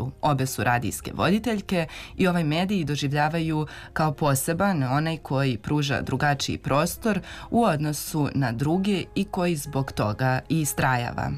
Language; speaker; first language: Serbian; native; Serbian